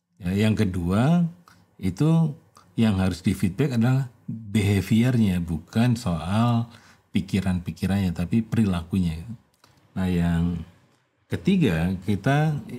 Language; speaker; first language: Indonesian; native; Indonesian